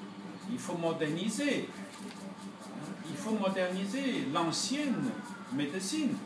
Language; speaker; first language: French; non-native, fluent; Chinese